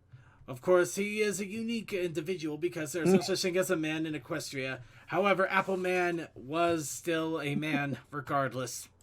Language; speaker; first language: English; native; English